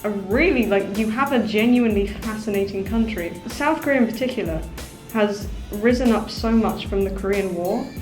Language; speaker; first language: English; native; English